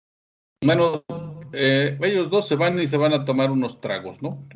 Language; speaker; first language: Spanish; native; Spanish